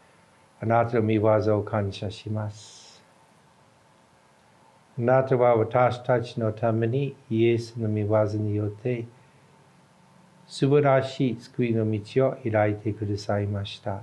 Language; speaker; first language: Japanese; non-native, fluent; English